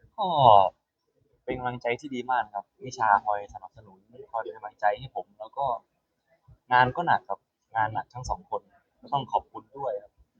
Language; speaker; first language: Thai; native; Thai